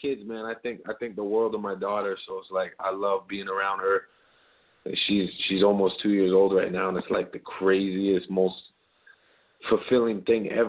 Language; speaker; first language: English; native; English